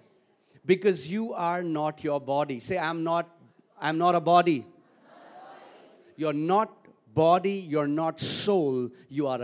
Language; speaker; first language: English; non-native, local second language; Hindi